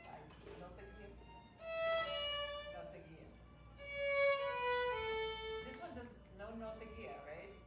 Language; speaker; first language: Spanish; non-native, learner; English